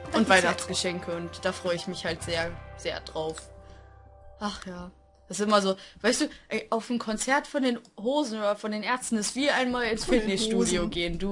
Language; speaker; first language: German; native; German